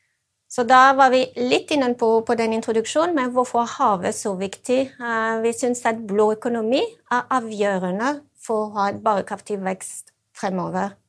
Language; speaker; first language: Norwegian; non-native, fluent; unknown